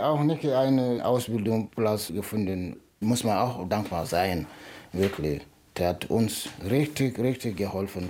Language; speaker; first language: German; non-native, learner; Wolof